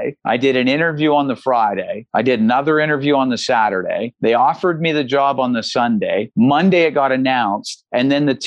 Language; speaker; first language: English; native; English